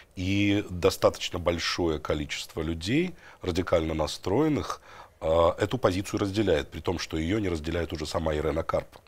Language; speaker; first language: Russian; native; Russian